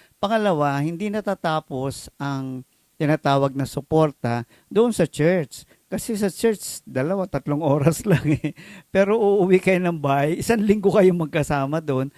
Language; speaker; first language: Filipino; native; Filipino